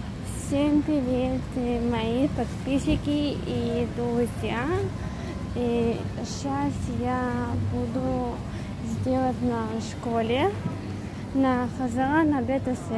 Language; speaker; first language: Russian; early bilingual, heritage; Hebrew